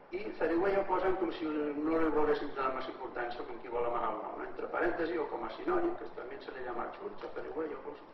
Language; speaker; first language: Catalan; native; Catalan